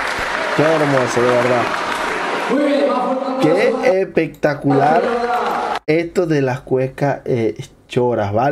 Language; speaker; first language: Spanish; native; Spanish